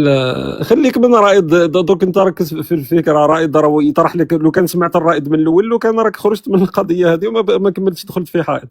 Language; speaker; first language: Arabic; native; Arabic